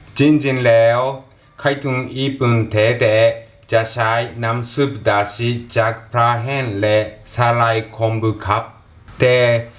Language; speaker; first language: Thai; non-native, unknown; Japanese